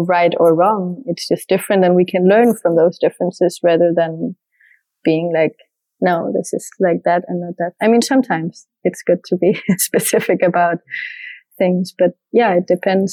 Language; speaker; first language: English; non-native, fluent; French